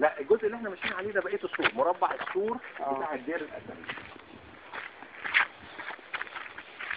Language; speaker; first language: Arabic; native; Arabic